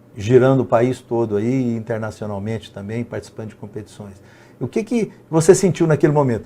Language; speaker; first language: Portuguese; native; Portuguese